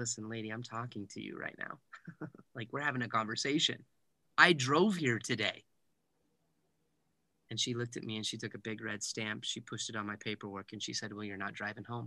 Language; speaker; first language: English; native; English